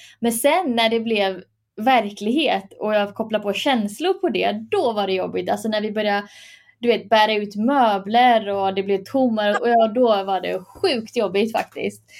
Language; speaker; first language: Swedish; early bilingual, other home language; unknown